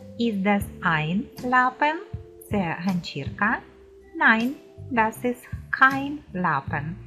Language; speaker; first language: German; non-native, fluent; Ukrainian